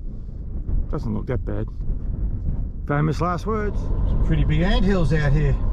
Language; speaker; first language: English; native; English